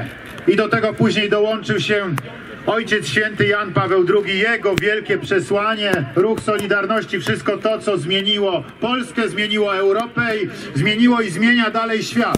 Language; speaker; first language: Polish; native; Polish